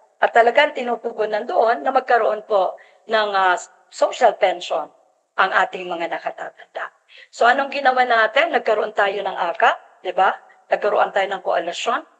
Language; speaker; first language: Filipino; native; Filipino